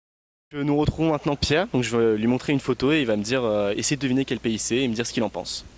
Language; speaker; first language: French; native; French